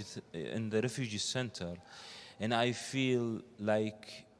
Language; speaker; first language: English; non-native, learner; Arabic